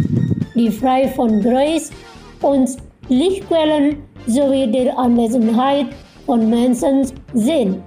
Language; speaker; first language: German; non-native, fluent; Indonesian